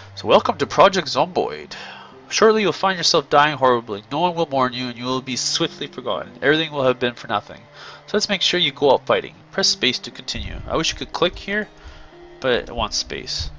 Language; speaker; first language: English; native; English